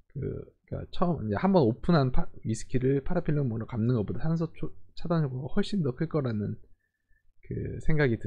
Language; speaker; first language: Korean; native; Korean